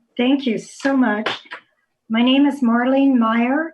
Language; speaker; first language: English; native; English